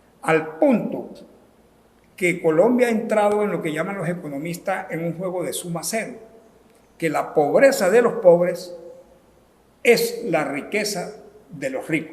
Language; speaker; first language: Spanish; native; Spanish